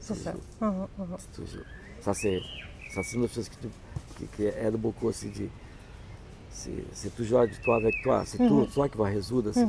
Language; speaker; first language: French; non-native, learner; Portuguese